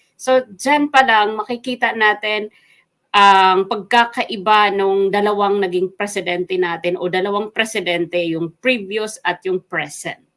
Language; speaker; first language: Filipino; non-native, local second language; Waray